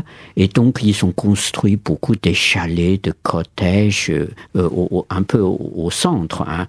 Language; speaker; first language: French; non-native, fluent; Chinese